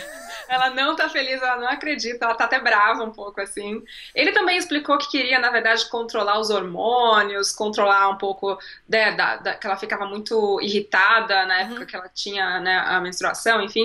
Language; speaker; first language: Portuguese; native; Portuguese